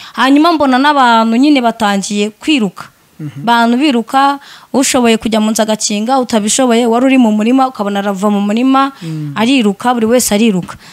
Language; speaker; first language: Kinyarwanda; native; Kinyarwanda